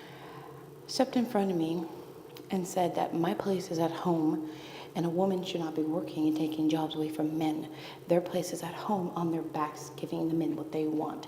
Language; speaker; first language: English; native; English